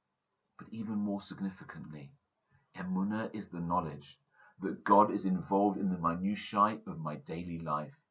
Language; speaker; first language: English; native; English